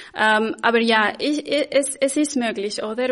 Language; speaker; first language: German; non-native, fluent; Spanish